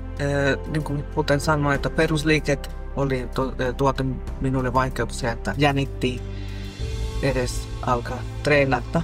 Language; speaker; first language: Finnish; non-native, fluent; Spanish